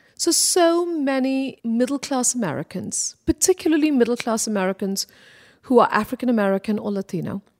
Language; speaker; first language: English; non-native, local second language; Bangla